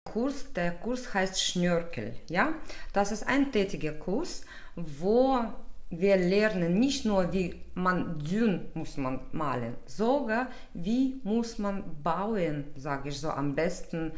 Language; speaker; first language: German; non-native, learner; Russian